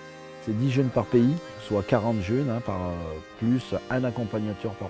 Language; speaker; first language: French; native; French